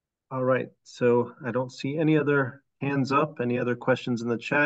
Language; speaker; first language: English; native; English